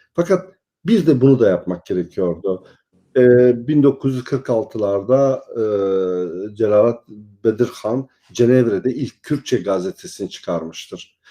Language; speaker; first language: Turkish; non-native, local second language; Kurdish